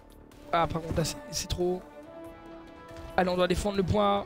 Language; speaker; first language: French; native; French